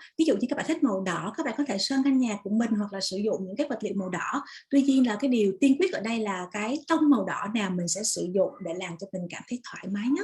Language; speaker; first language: Vietnamese; native; Vietnamese